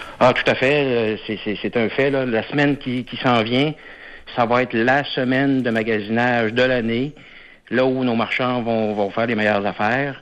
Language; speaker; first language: French; native; French